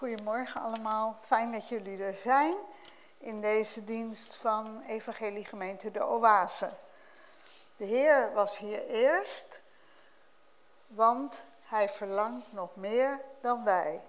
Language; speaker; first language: Dutch; native; Dutch